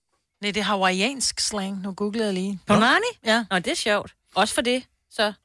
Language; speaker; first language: Danish; native; Danish